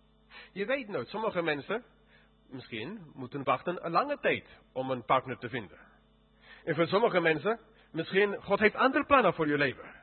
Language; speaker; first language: Dutch; non-native, fluent; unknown